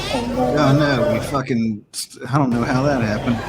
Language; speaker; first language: English; native; English